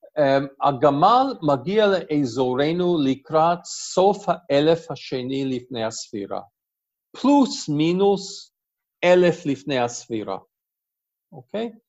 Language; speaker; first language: Hebrew; non-native, fluent; English